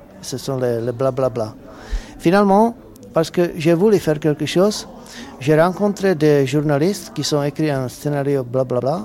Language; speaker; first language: French; non-native, learner; Czech